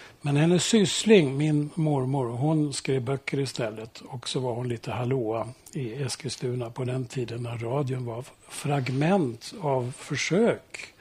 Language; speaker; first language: Swedish; early bilingual, heritage; Swedish